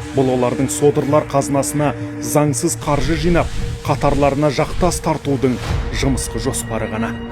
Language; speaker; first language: Kazakh; native; Kazakh